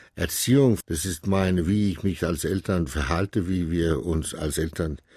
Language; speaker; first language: German; non-native, fluent; Danish